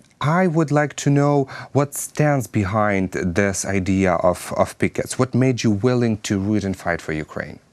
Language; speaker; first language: English; non-native, fluent; Ukrainian